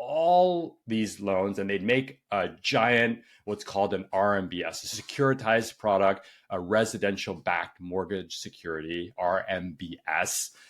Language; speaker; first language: English; native; English